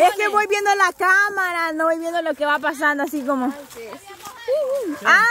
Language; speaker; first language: Spanish; native; Spanish